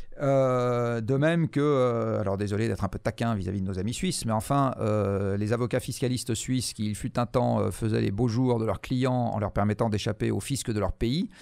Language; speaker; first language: French; native; French